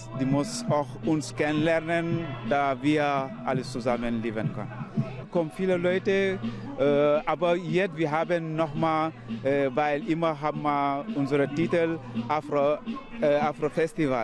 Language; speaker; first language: German; non-native, learner; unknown